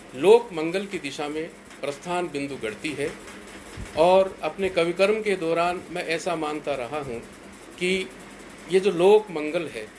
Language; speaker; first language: Hindi; native; Hindi